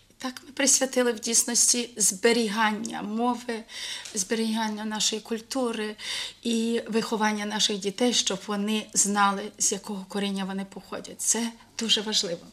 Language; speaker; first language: Ukrainian; early bilingual, heritage; Ukrainian